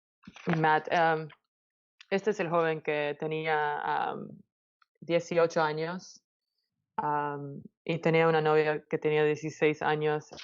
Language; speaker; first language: Spanish; early bilingual, heritage; Spanish